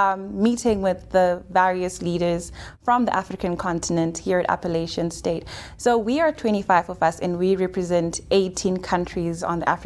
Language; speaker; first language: English; non-native, local second language; Shona